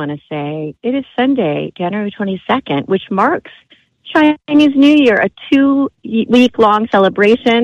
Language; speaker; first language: English; native; English